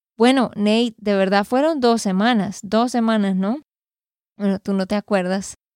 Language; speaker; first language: Spanish; native; Spanish